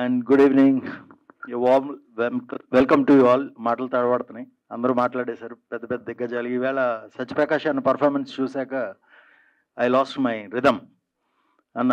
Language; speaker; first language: Telugu; native; Telugu